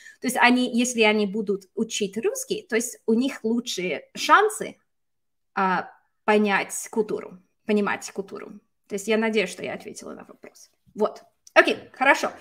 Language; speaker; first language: Russian; non-native, fluent; English